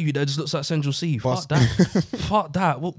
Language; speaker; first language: English; native; English